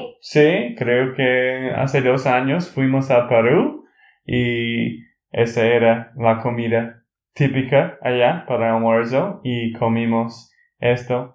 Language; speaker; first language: Spanish; non-native, learner; English